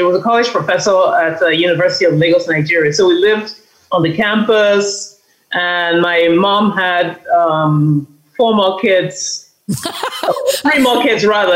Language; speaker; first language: English; native; English